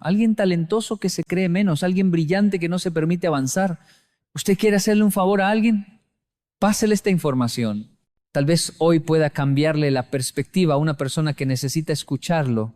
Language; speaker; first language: Spanish; native; Spanish